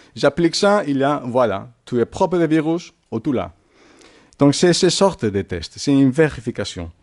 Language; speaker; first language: French; non-native, fluent; Catalan